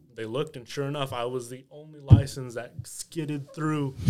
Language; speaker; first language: English; native; English